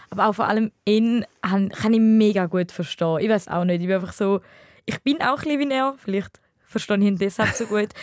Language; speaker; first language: German; early bilingual, other home language; Tamil